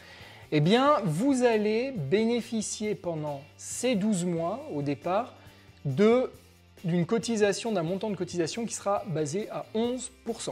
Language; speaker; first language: French; native; French